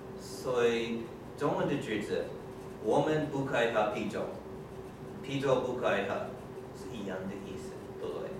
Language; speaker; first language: Chinese; non-native, fluent; English